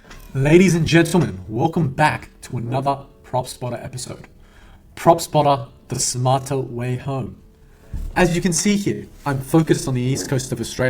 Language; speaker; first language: English; native; English